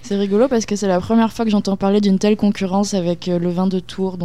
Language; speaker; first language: French; native; French